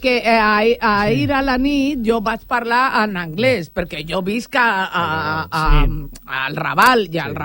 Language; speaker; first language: Catalan; non-native, local second language; Spanish